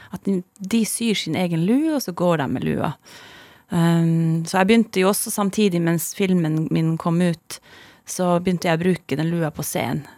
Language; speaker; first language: Norwegian; non-native, local second language; Northern Sami